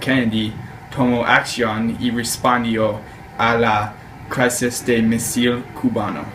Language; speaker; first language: Spanish; non-native, learner; English